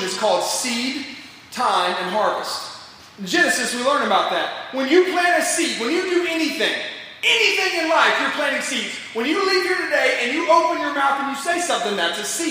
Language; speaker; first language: English; native; English